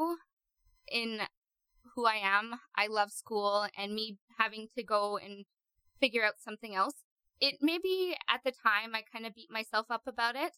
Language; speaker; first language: English; native; English